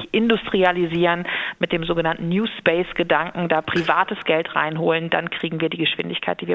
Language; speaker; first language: German; native; German